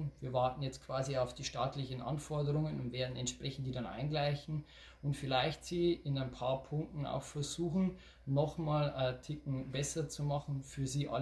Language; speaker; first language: German; native; German